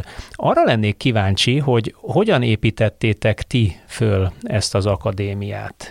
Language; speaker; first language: Hungarian; native; Hungarian